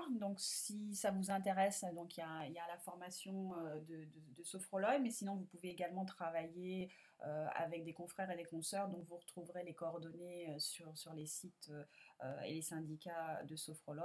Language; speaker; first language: French; native; French